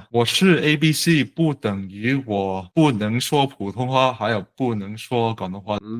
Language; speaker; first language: Chinese; non-native, learner; English